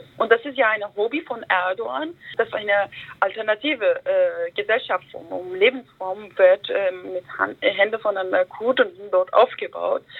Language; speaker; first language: German; early bilingual, other home language; Kurdish